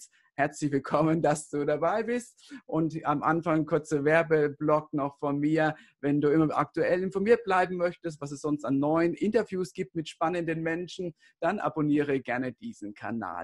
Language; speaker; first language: German; native; German